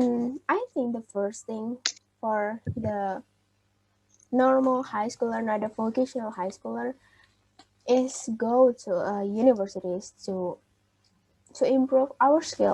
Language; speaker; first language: English; non-native, fluent; Indonesian